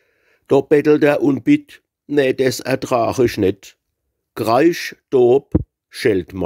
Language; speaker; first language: German; native; German